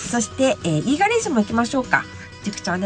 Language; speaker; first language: Japanese; native; Japanese